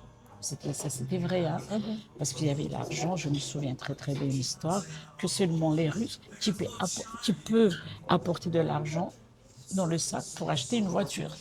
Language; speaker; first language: French; non-native, local second language; Malagasy